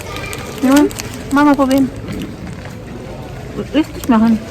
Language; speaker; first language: German; non-native, learner; Cebuano